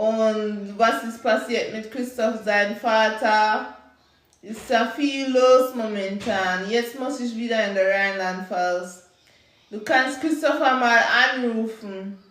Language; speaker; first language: German; non-native, learner; English